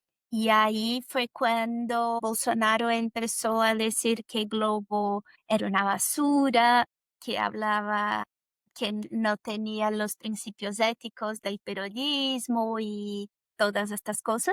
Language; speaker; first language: Spanish; non-native, fluent; Portuguese